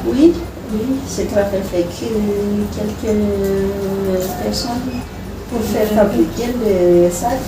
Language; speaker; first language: French; non-native, learner; Malagasy